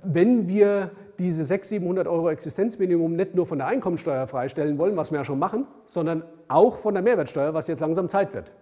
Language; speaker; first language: German; native; German